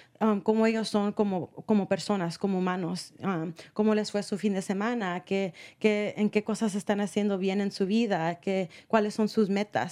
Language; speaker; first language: Spanish; early bilingual, heritage; Spanish